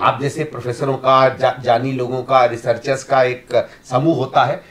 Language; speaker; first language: Hindi; native; Hindi